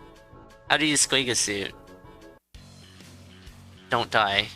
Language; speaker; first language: English; native; English